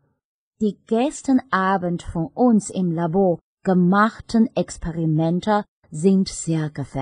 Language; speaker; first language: German; non-native, fluent; Chinese